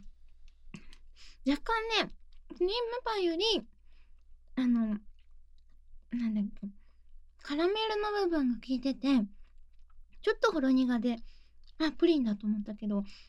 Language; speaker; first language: Japanese; native; Japanese